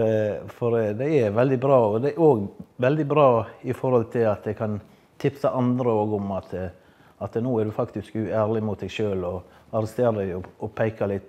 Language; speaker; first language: Norwegian; native; Norwegian